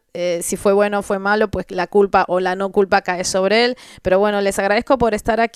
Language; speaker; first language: Spanish; native; Spanish